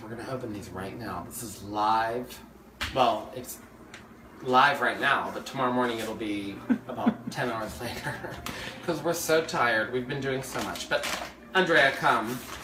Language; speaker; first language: English; native; English